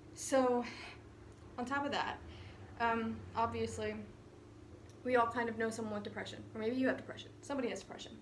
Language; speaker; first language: English; native; English